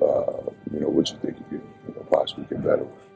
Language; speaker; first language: English; native; English